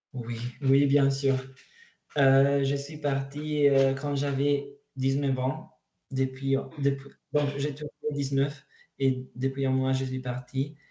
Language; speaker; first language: French; non-native, learner; Italian